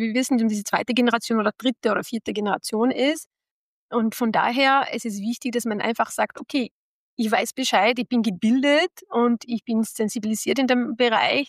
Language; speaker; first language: German; non-native, fluent; Arabic